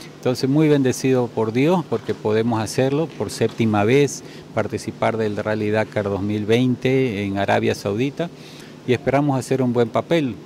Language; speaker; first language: Spanish; native; Spanish